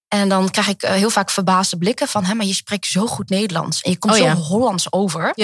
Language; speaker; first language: Dutch; early bilingual, other home language; Vietnamese